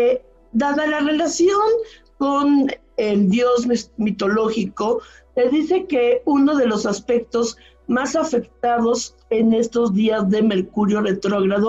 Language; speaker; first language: Spanish; native; Spanish